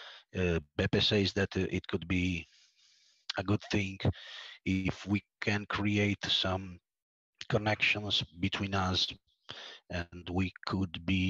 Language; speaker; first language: English; non-native, fluent; Italian